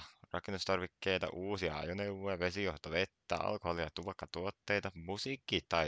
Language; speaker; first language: Finnish; native; Finnish